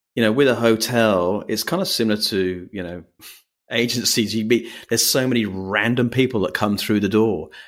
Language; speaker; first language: English; native; English